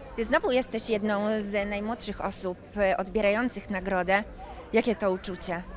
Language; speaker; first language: Polish; native; Polish